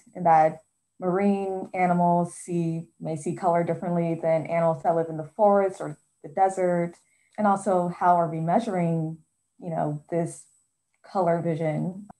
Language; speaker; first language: English; native; English